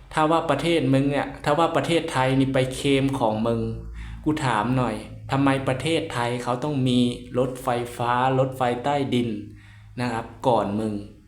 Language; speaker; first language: Thai; native; Thai